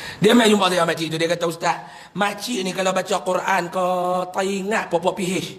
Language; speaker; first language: Malay; native; Malay